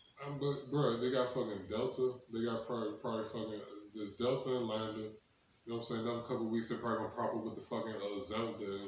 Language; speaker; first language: English; native; English